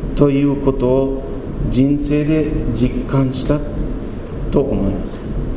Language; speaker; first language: Japanese; non-native, fluent; German